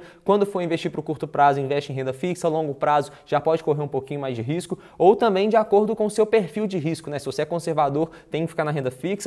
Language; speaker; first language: Portuguese; native; Portuguese